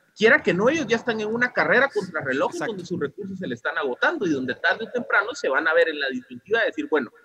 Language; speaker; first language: Spanish; non-native, fluent; Dutch